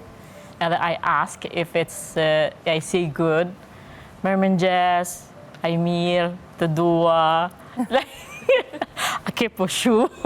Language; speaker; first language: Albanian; non-native, learner; Filipino